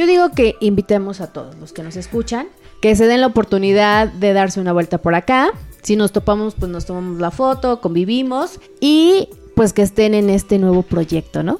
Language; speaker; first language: Spanish; native; Spanish